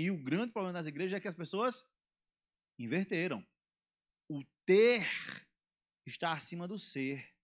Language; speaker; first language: Portuguese; native; Portuguese